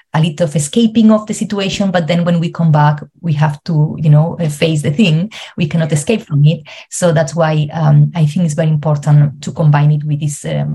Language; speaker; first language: English; non-native, fluent; Spanish